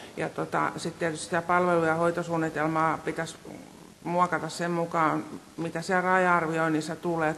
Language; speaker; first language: Finnish; native; Finnish